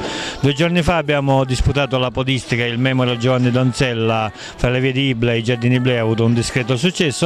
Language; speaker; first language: Italian; native; Italian